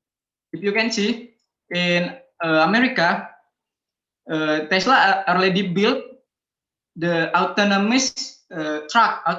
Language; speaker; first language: English; non-native, learner; Indonesian